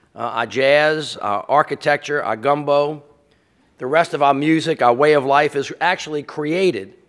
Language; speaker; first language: English; native; English